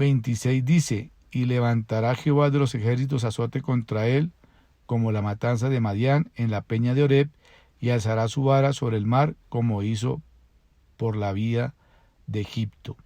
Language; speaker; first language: Spanish; native; Spanish